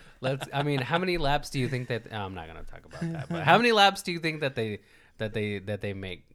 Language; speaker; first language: English; early bilingual, other home language; Spanish